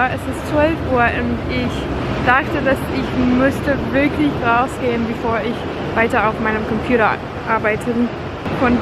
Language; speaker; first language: German; non-native, learner; English